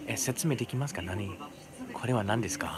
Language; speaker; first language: Japanese; non-native, learner; English